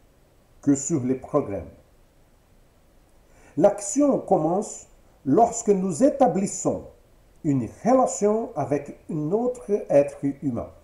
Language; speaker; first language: French; non-native, fluent; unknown